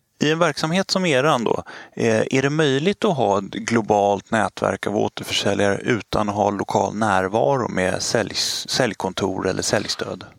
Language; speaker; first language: Swedish; native; Swedish